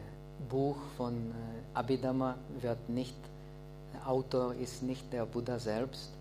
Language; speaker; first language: German; non-native, fluent; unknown